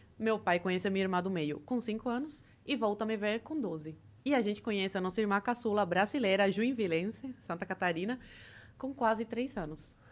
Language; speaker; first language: Portuguese; early bilingual, other home language; Spanish